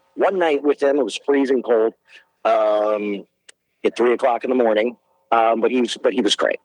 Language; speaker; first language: English; native; English